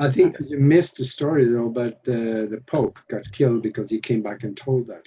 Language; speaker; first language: English; non-native, fluent; Norwegian